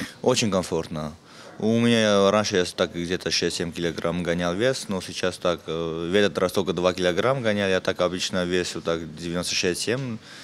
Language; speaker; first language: Russian; non-native, fluent; Armenian